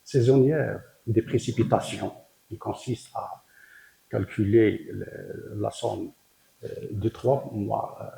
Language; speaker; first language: French; non-native, local second language; Arabic